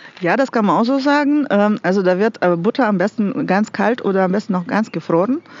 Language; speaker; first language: German; non-native, fluent; Russian